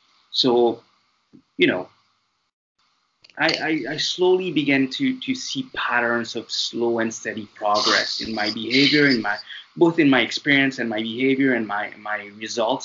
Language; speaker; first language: English; non-native, fluent; French